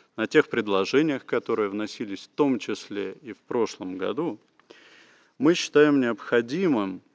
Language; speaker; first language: Russian; native; Russian